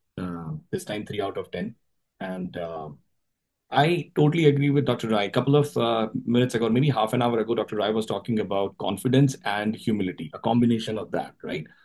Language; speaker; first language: English; non-native, local second language; Urdu